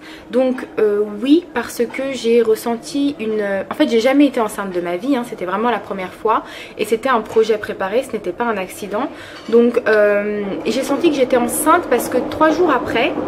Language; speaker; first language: French; early bilingual, other home language; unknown